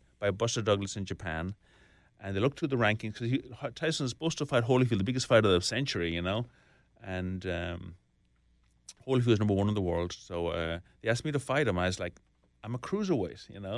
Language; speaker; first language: English; native; English